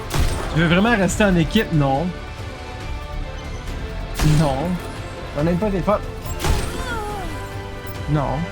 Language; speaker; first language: French; native; French